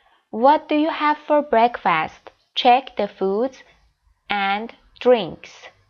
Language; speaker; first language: English; non-native, fluent; Persian